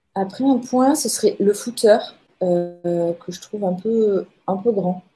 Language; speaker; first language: French; native; French